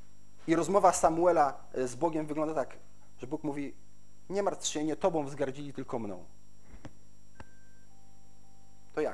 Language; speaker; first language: Polish; native; Polish